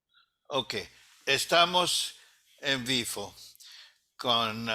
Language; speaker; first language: Portuguese; non-native, fluent; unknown